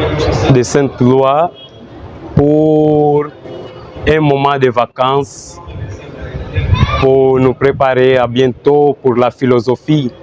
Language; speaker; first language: French; non-native, learner; Portuguese